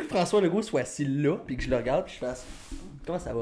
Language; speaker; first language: French; native; French